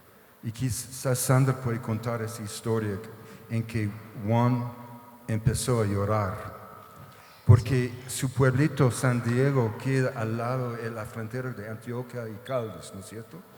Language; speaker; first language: Spanish; non-native, fluent; English